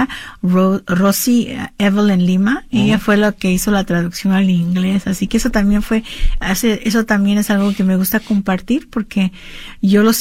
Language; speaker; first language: Spanish; early bilingual, heritage; Spanish